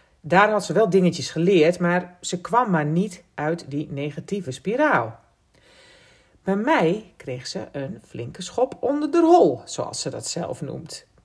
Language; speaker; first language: Dutch; native; Dutch